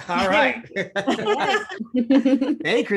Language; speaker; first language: English; native; English